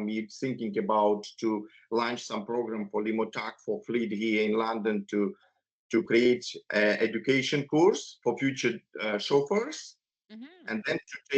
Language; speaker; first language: English; non-native, fluent; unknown